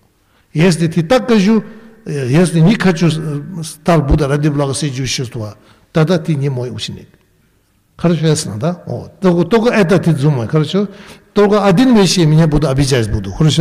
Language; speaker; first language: Russian; non-native, learner; Tibetan